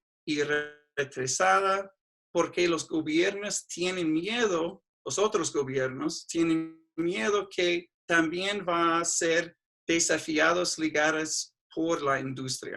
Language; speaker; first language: Spanish; non-native, fluent; English